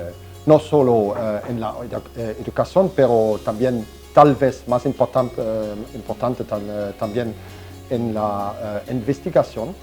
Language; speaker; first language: Spanish; non-native, fluent; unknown